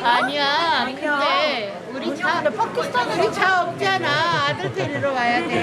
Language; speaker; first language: Korean; non-native, learner; Mongolian